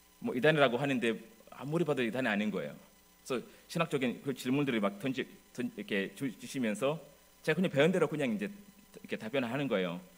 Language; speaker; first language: Korean; non-native, fluent; English